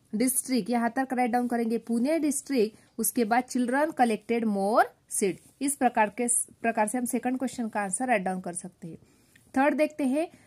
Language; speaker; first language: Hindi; non-native, local second language; Marathi